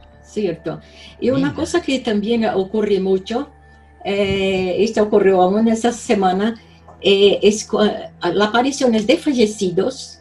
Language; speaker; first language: Spanish; non-native, fluent; Portuguese